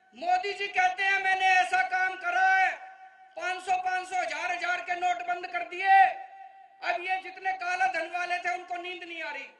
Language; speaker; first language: Hindi; native; Hindi